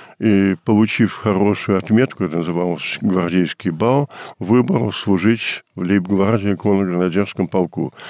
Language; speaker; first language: Russian; early bilingual, heritage; Russian